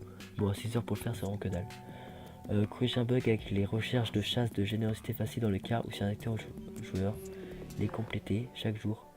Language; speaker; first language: French; native; French